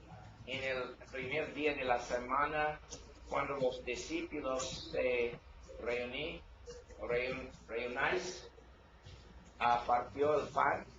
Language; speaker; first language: Spanish; non-native, learner; English